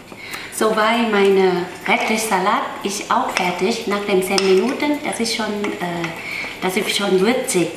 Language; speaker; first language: German; non-native, learner; Vietnamese